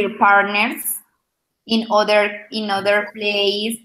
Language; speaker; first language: English; non-native, learner; Spanish